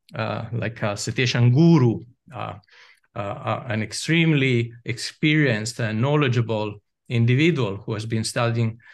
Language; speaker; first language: English; non-native, fluent; Italian